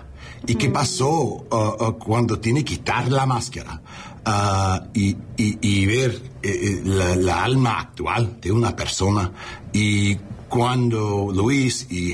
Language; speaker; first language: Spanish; non-native, learner; English